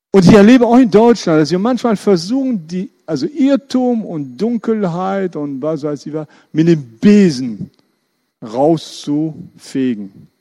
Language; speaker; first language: German; non-native, fluent; French